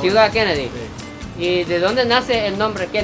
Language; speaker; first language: Spanish; non-native, fluent; Japanese